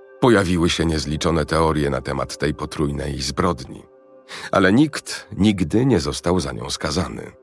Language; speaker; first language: Polish; native; Polish